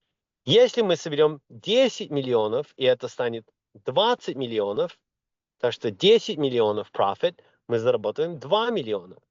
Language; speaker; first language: Russian; early bilingual, other home language; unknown